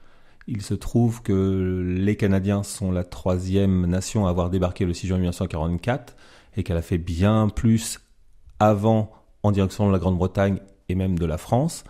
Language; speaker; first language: French; native; French